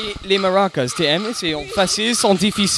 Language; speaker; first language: French; non-native, local second language; English